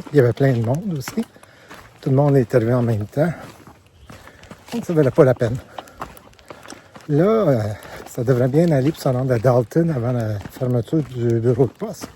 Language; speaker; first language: French; native; French